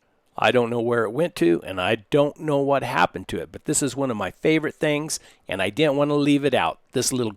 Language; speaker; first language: English; native; English